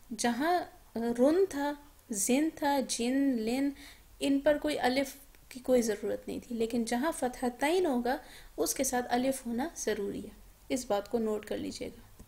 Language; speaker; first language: Urdu; native; Urdu